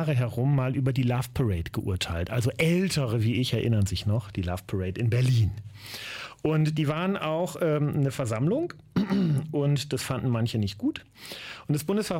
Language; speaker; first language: German; native; German